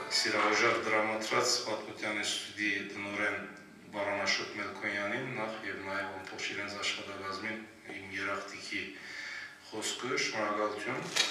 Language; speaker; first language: Armenian; early bilingual, heritage; Armenian